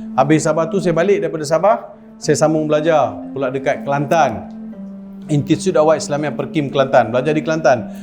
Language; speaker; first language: Malay; non-native, local second language; Tamil